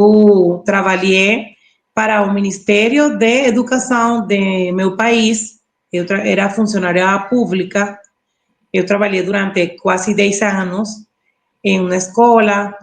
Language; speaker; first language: Portuguese; non-native, learner; Spanish